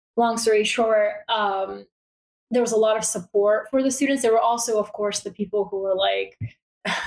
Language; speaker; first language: English; early bilingual, other home language; Bulgarian